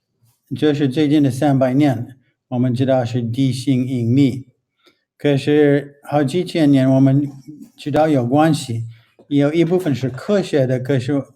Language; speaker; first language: Chinese; non-native, fluent; English